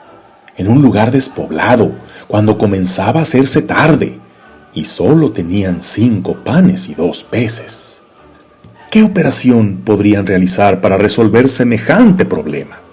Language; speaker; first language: Spanish; native; Spanish